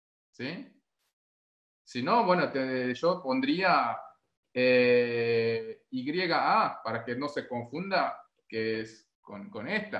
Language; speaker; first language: Spanish; non-native, fluent; Korean